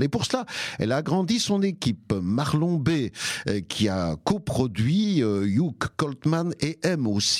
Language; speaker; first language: French; native; French